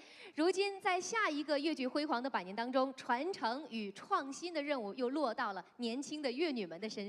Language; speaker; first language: Chinese; native; Chinese